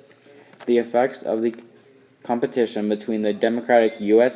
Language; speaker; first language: English; native; English